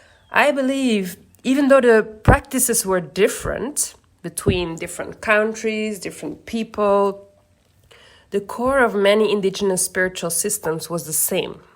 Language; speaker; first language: English; non-native, fluent; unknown